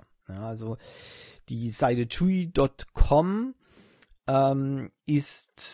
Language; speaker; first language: German; native; German